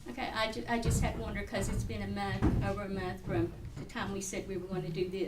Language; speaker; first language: English; native; English